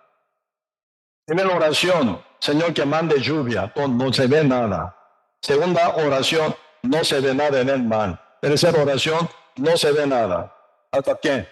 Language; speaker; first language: Spanish; non-native, learner; Korean